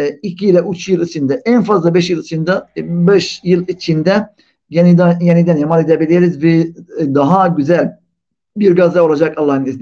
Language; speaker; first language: Turkish; non-native, fluent; Arabic